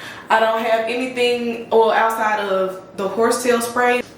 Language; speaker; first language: English; native; English